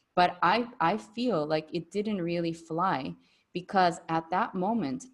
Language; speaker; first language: English; non-native, fluent; Spanish